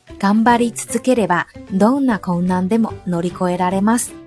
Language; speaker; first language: Japanese; non-native, fluent; Chinese